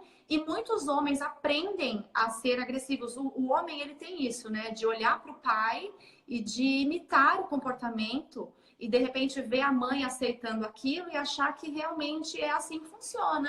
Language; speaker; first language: Portuguese; native; Portuguese